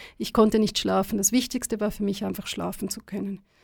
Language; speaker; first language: German; native; German